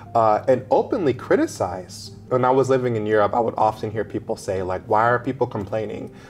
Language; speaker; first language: English; native; English